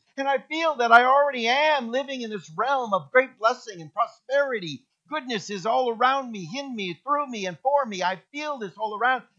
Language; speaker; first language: English; native; English